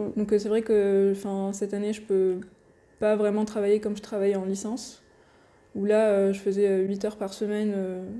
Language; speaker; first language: French; non-native, local second language; Arabic